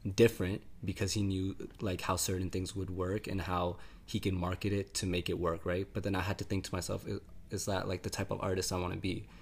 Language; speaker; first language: English; native; English